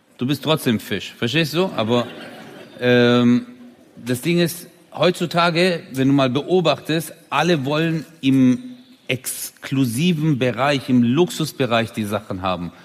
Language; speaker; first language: German; early bilingual, other home language; Turkish